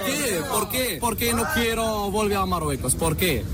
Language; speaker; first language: Spanish; non-native, learner; Arabic